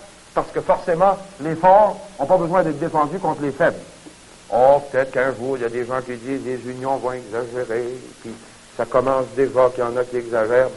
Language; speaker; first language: French; native; French